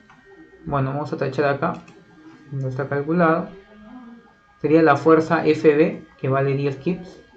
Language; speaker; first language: Spanish; native; Spanish